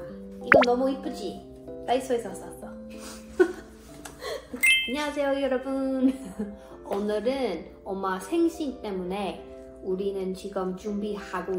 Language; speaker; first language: Korean; non-native, learner; English